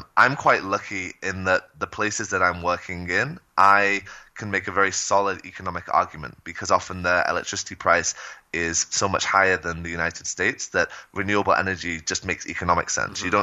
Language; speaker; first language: English; native; English